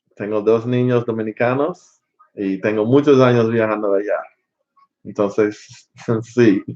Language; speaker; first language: Spanish; non-native, fluent; English